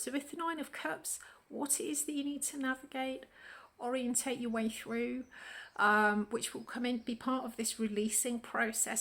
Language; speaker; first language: English; native; English